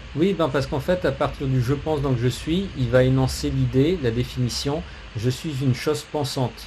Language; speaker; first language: French; native; French